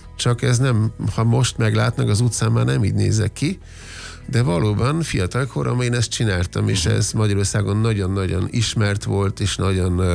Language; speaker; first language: Hungarian; non-native, fluent; German